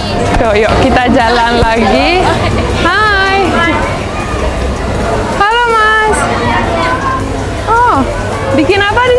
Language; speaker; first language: Indonesian; non-native, fluent; Romanian